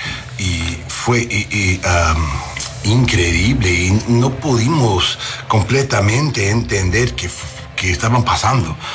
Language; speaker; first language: Spanish; non-native, learner; English